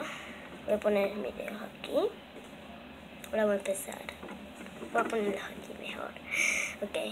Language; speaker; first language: Spanish; early bilingual, heritage; Spanish